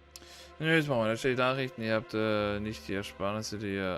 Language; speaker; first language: German; native; German